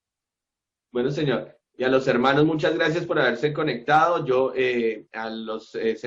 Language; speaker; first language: Spanish; native; Spanish